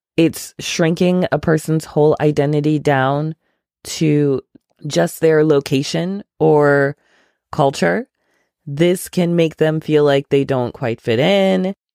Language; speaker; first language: English; non-native, local second language; Akan